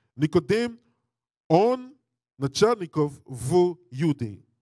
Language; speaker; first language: Russian; non-native, learner; English